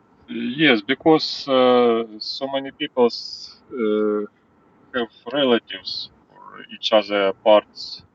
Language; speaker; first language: English; non-native, learner; Ukrainian